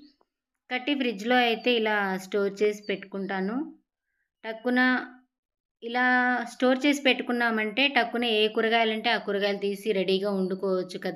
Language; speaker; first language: Telugu; native; Telugu